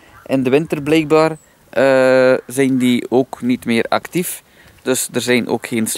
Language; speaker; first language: Dutch; native; Dutch